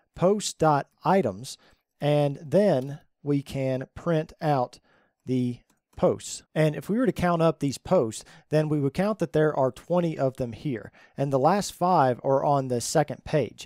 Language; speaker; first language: English; native; English